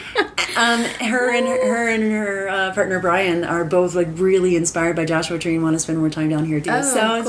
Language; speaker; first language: English; native; English